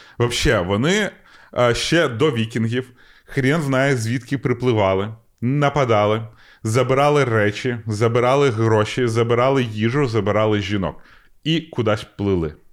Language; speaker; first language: Ukrainian; non-native, local second language; Russian